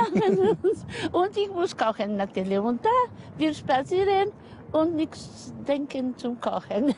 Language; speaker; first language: German; non-native, learner; Italian